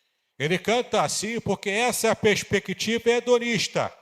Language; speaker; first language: Portuguese; native; Portuguese